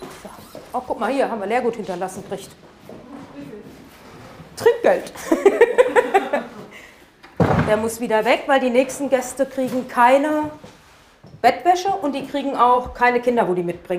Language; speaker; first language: German; native; German